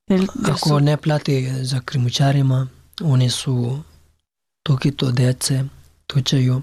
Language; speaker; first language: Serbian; non-native, learner; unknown